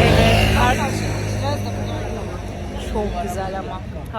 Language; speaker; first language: Turkish; non-native, fluent; Albanian